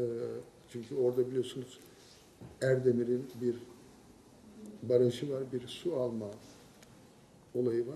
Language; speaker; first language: Turkish; native; Turkish